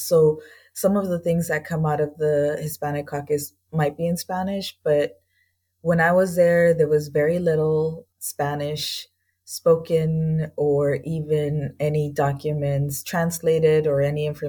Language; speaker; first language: English; native; English